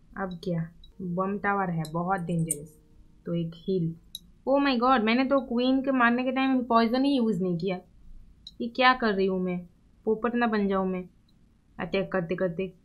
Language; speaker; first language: Hindi; non-native, local second language; Bangla